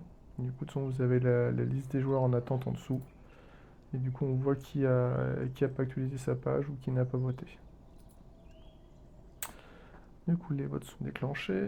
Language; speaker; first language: French; native; French